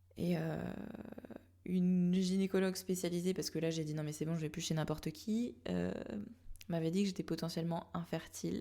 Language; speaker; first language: French; native; French